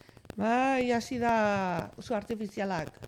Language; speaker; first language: Basque; non-native, local second language; Spanish